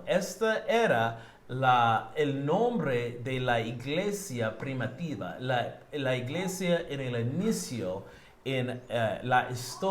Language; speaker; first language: Spanish; non-native, learner; English